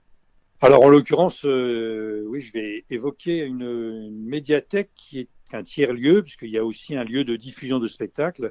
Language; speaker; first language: French; native; French